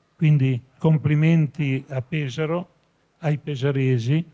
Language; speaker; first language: Italian; native; Italian